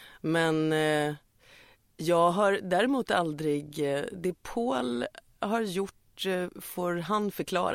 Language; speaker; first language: Swedish; native; Swedish